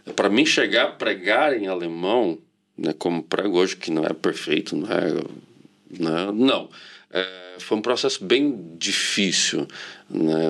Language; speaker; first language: Portuguese; native; Portuguese